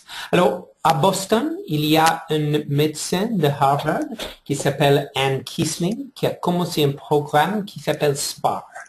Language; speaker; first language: French; non-native, fluent; English